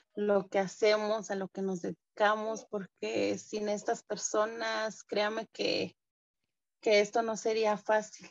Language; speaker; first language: Spanish; non-native, local second language; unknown